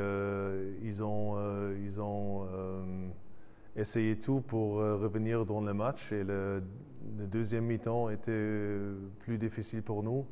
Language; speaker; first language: French; non-native, fluent; German